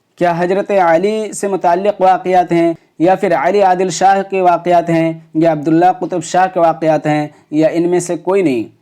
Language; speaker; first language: Urdu; native; Urdu